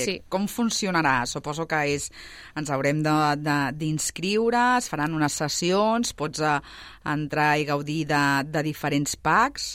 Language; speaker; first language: Catalan; native; Catalan